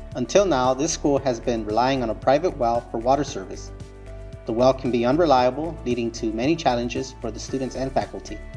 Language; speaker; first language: English; native; English